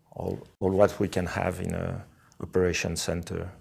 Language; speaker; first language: English; non-native, fluent; French